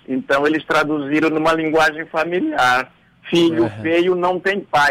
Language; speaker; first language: Portuguese; native; Portuguese